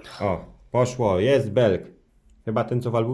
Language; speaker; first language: Polish; early bilingual, heritage; Polish